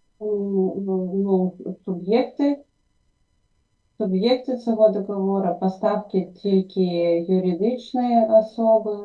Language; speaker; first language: Ukrainian; non-native, learner; Russian